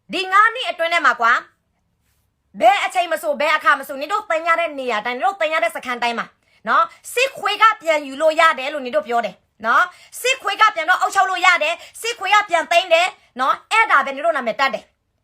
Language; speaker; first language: Burmese; non-native, local second language; S'gaw Karen